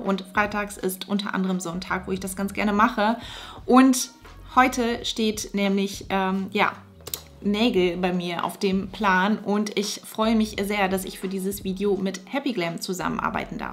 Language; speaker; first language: German; native; German